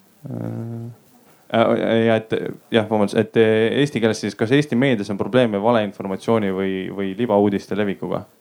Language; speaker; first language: Estonian; native; Estonian